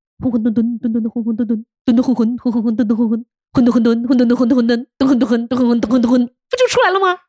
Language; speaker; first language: Chinese; native; Chinese